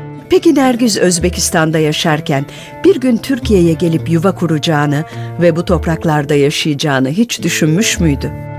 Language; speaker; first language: Turkish; native; Turkish